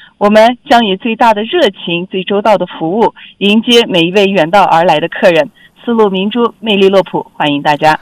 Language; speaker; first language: Chinese; non-native, local second language; Uyghur